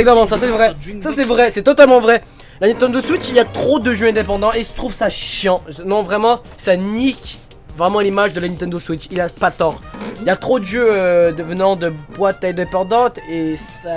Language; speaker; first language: French; native; French